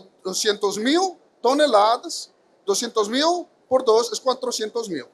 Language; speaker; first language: Portuguese; non-native, fluent; Spanish